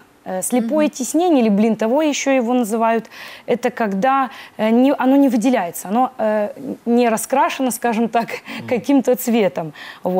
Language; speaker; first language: Russian; native; Russian